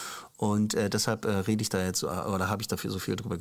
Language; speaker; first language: German; native; German